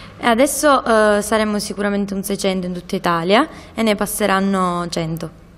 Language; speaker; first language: Italian; native; Italian